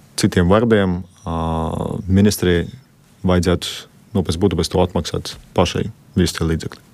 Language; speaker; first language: Latvian; non-native, local second language; Russian